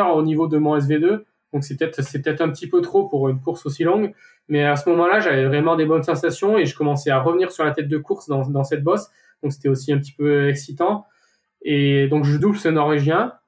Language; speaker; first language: French; native; French